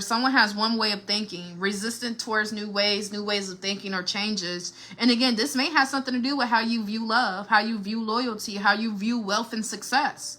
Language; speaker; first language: English; native; English